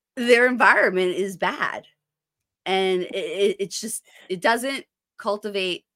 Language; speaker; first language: English; native; English